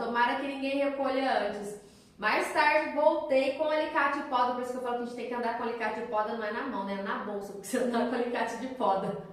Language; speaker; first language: Portuguese; native; Portuguese